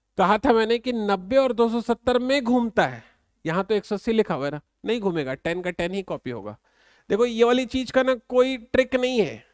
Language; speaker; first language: Hindi; native; Hindi